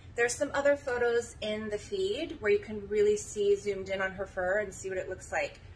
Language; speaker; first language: English; native; English